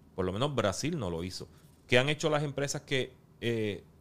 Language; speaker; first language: Spanish; native; Spanish